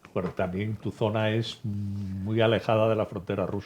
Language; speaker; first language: Spanish; native; Spanish